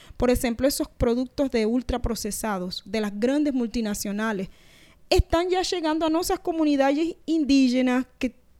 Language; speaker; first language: Portuguese; non-native, learner; Spanish